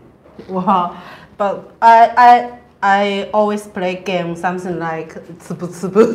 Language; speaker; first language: English; non-native, learner; Chinese